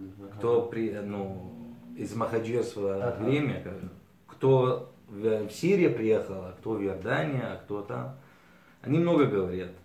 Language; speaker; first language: Russian; early bilingual, heritage; Arabic